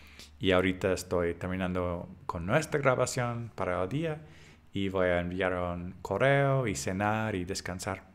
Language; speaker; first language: Spanish; non-native, fluent; English